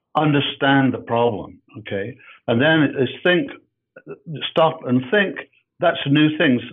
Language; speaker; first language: English; native; English